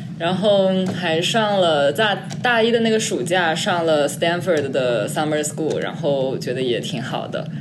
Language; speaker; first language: Chinese; native; Chinese